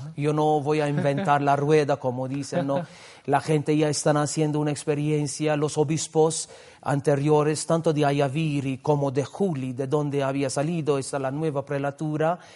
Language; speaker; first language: Spanish; non-native, fluent; Maltese